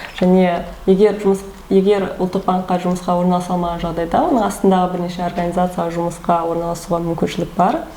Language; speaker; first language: Kazakh; early bilingual, heritage; Kazakh